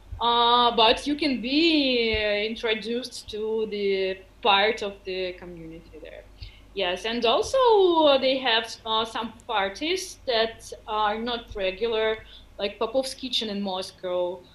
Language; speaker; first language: English; non-native, fluent; Russian